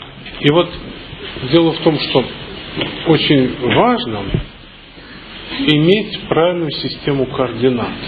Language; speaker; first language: Russian; native; Russian